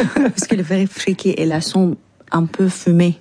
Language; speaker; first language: French; non-native, learner; Arabic